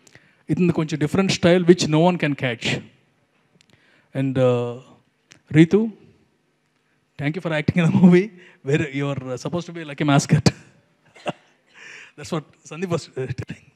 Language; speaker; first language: Telugu; native; Telugu